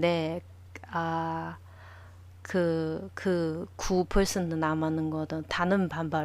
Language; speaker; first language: Korean; non-native, learner; Chinese